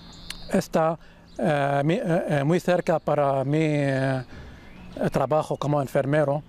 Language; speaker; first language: Spanish; non-native, learner; Arabic